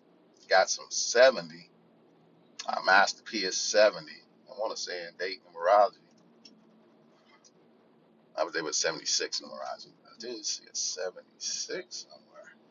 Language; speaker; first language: English; native; English